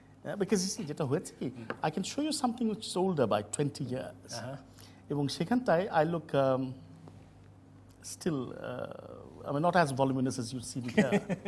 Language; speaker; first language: English; non-native, local second language; Bangla